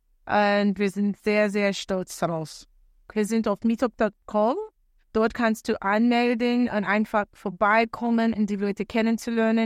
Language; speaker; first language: German; non-native, learner; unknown